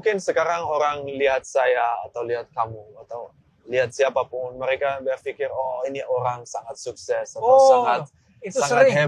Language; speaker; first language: Indonesian; non-native, learner; Dutch